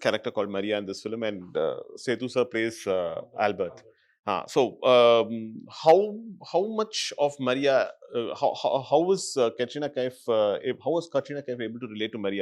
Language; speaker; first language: English; non-native, local second language; Tamil